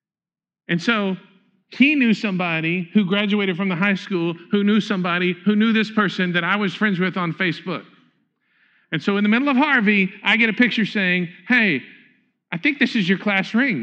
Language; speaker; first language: English; native; English